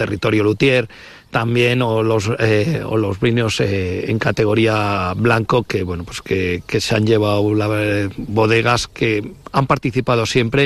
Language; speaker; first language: Spanish; native; Spanish